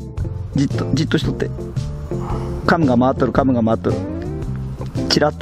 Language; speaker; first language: Japanese; native; Japanese